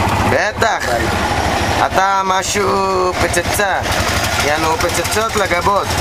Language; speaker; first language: Hebrew; non-native, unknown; Hindi